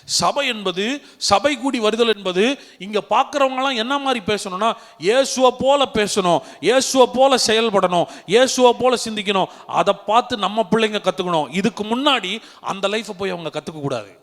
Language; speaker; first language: Tamil; native; Tamil